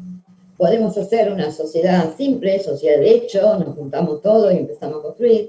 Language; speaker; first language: Spanish; native; Spanish